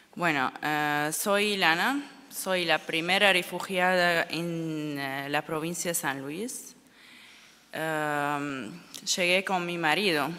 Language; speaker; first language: Spanish; non-native, learner; Arabic